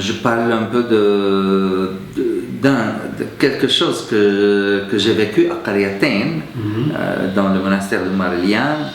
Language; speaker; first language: French; non-native, fluent; Arabic